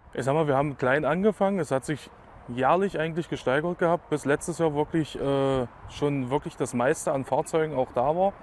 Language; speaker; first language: German; native; German